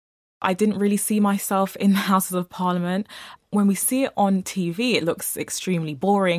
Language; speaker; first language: English; native; English